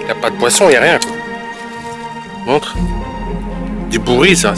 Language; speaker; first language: French; native; French